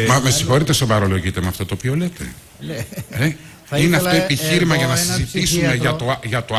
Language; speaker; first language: Greek; native; Greek